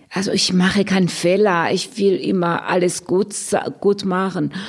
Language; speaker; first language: German; non-native, fluent; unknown